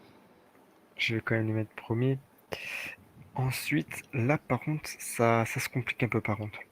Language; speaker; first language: French; native; French